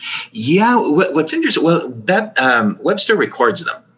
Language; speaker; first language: English; early bilingual, other home language; Spanish